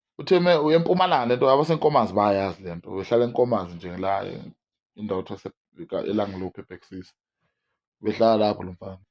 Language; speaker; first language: Zulu; non-native, local second language; Swati